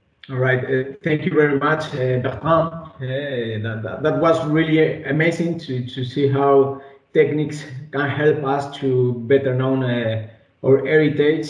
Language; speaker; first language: English; non-native, fluent; Spanish